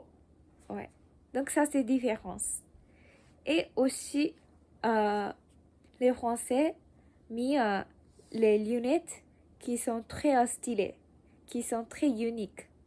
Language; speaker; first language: French; non-native, learner; Japanese